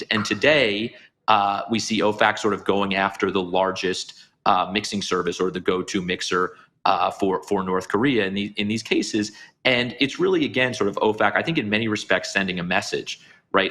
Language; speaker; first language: English; native; English